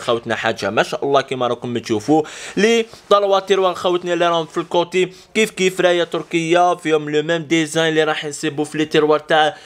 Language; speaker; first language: Arabic; native; Arabic